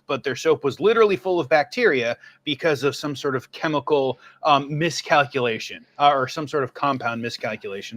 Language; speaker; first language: English; native; English